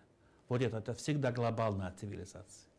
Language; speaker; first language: Russian; non-native, fluent; Finnish